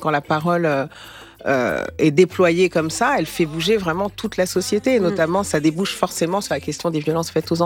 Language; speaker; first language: French; early bilingual, other home language; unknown